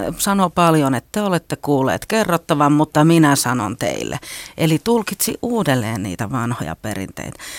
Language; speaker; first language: Finnish; native; Finnish